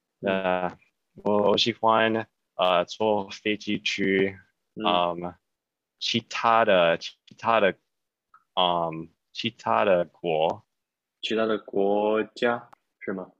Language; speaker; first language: Chinese; non-native, learner; English